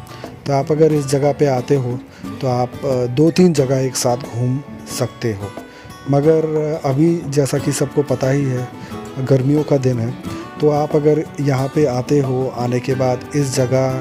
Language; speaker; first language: Hindi; native; Hindi